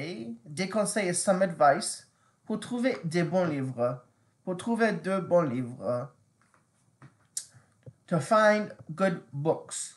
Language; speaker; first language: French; non-native, fluent; English